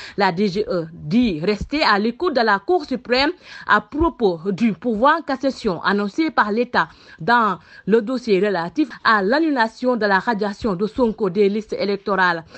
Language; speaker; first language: French; non-native, local second language; Wolof